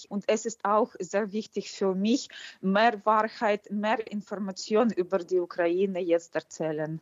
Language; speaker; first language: German; non-native, fluent; Ukrainian